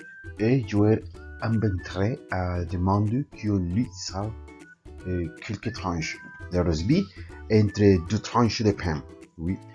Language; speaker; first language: French; non-native, learner; Spanish